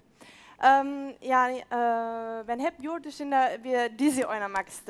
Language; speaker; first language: Turkish; non-native, learner; German